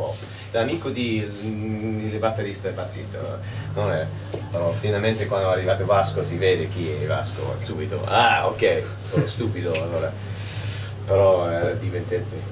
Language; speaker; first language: Italian; non-native, learner; English